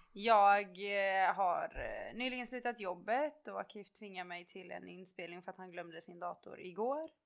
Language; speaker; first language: Swedish; early bilingual, other home language; Kurdish